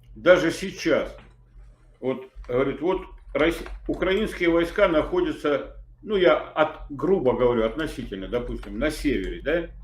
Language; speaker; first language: Russian; native; Russian